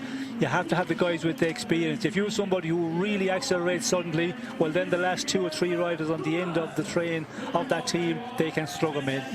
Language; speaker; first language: English; native; English